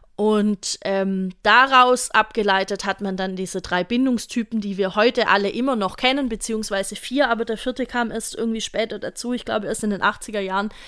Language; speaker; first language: German; native; German